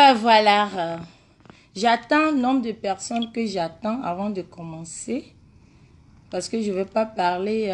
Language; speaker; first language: French; non-native, local second language; Ewe